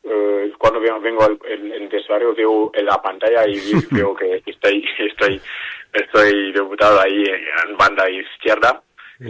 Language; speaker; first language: Spanish; non-native, learner; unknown